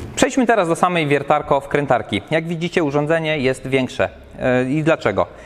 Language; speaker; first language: Polish; native; Polish